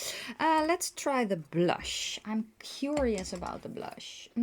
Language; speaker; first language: English; non-native, fluent; Dutch